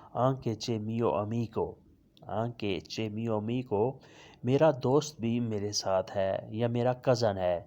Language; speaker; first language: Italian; non-native, learner; Urdu